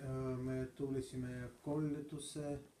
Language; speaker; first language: Estonian; non-native, learner; Russian